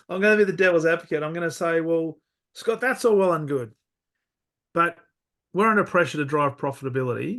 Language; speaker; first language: English; native; English